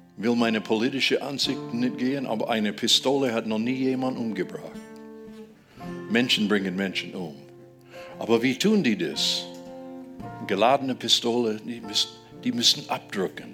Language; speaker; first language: German; non-native, fluent; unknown